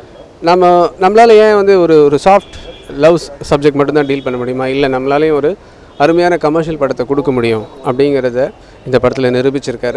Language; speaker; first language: Tamil; native; Tamil